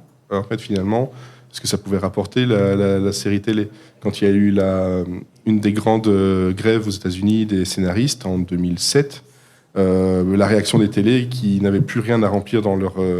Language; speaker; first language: French; native; French